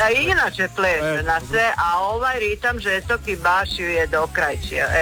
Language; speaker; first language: Serbian; native; Serbian